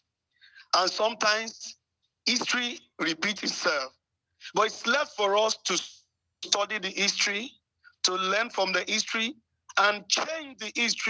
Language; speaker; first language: English; non-native, local second language; Yoruba